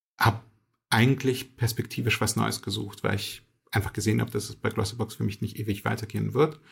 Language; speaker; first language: German; early bilingual, other home language; Russian